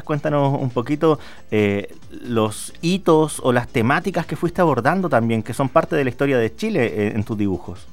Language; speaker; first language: Spanish; native; Spanish